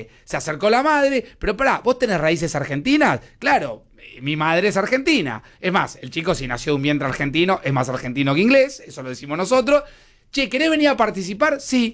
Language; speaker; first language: Spanish; native; Spanish